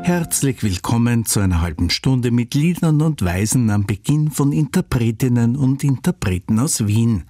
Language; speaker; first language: German; native; German